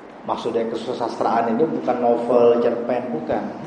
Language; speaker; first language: Indonesian; native; Indonesian